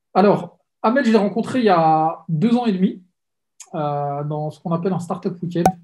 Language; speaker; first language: French; native; French